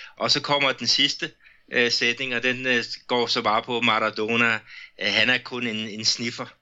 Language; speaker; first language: Danish; native; Danish